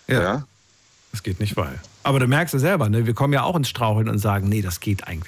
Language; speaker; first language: German; native; German